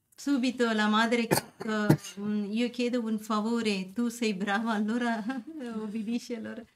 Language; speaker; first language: Italian; non-native, learner; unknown